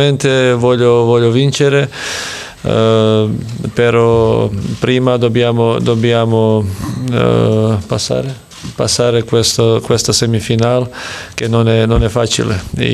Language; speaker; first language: Italian; non-native, learner; Serbian